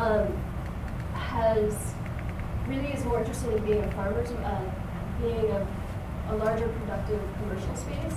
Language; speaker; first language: English; native; English